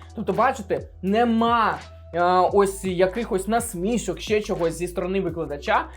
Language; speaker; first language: Ukrainian; native; Ukrainian